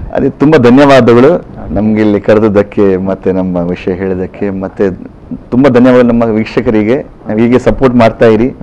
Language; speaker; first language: Kannada; non-native, local second language; Konkani